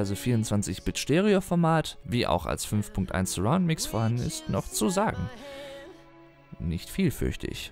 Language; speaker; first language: German; native; German